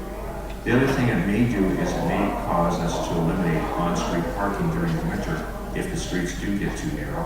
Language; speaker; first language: English; native; English